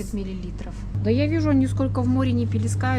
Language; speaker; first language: Russian; native; Russian